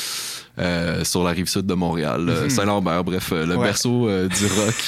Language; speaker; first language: French; native; French